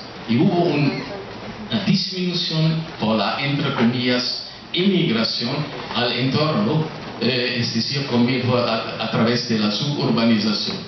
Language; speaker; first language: Spanish; non-native, fluent; German